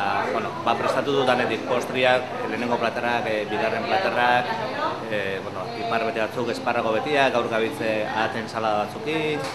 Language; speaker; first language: Basque; native; Basque